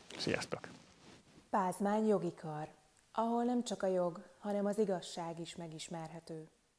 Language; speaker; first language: Hungarian; non-native, fluent; Italian